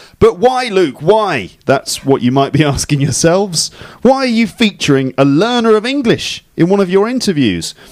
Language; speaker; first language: English; native; English